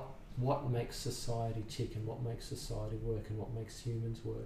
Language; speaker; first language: English; native; English